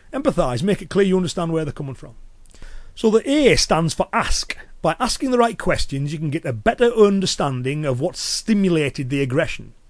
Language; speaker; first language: English; native; English